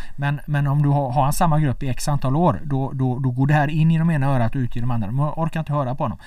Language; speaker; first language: Swedish; native; Swedish